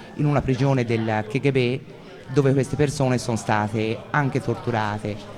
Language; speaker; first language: Italian; native; Italian